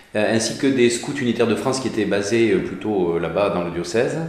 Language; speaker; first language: French; native; French